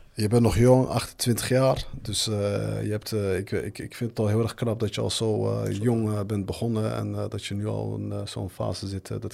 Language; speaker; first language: Dutch; early bilingual, other home language; Arabic